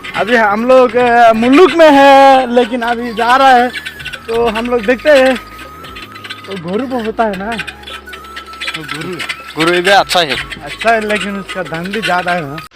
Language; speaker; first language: Hindi; non-native, learner; Bangla